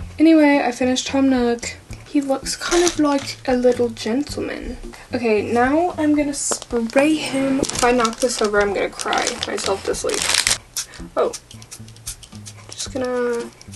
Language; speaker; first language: English; native; English